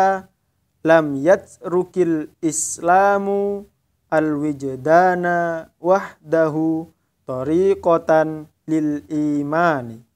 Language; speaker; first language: Arabic; non-native, fluent; Indonesian